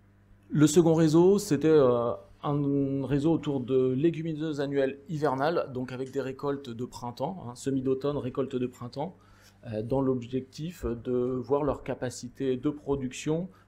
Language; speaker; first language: French; native; French